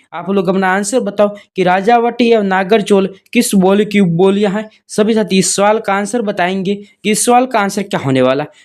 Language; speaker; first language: Hindi; native; Hindi